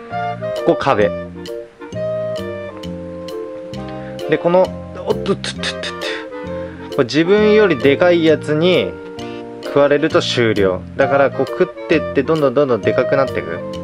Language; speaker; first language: Japanese; native; Japanese